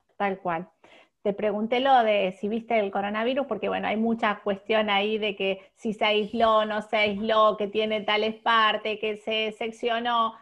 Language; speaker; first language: Spanish; native; Spanish